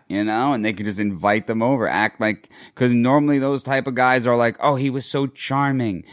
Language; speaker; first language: English; native; English